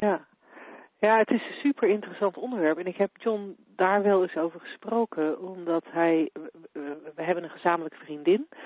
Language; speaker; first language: Dutch; native; Dutch